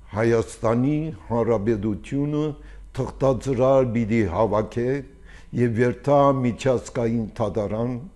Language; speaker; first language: Armenian; early bilingual, heritage; Armenian